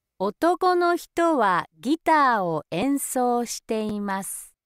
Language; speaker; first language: Japanese; native; Japanese